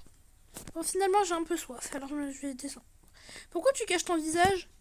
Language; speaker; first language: French; native; French